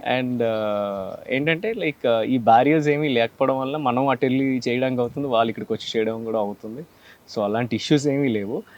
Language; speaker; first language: Telugu; native; Telugu